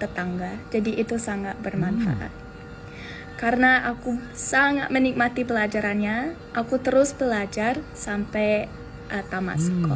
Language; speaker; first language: Indonesian; non-native, fluent; English